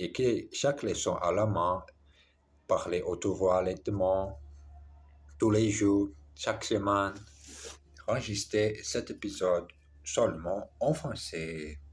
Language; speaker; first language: French; non-native, learner; Portuguese